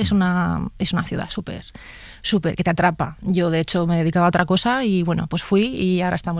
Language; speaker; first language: Spanish; native; Spanish